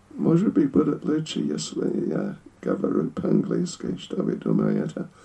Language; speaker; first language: Russian; non-native, learner; English